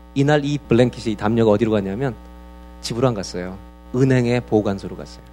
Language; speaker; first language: Korean; native; Korean